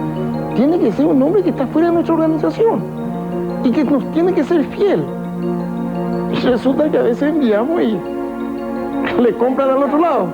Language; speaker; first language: Spanish; native; Spanish